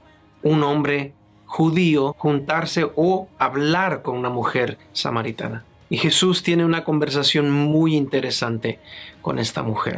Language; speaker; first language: Spanish; native; Spanish